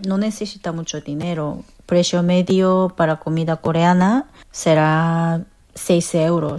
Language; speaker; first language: Spanish; non-native, learner; Korean